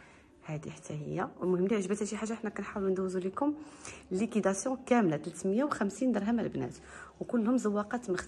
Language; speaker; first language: Arabic; native; Arabic